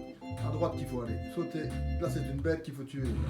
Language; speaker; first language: French; native; French